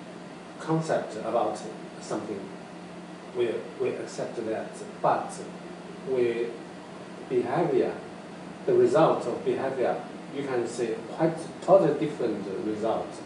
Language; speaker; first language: English; non-native, learner; Chinese